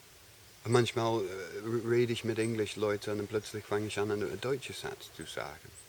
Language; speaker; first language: German; non-native, fluent; English